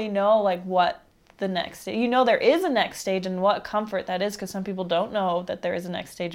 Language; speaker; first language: English; native; English